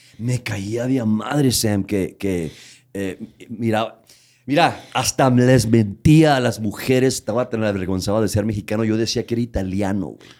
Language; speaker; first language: Spanish; native; Spanish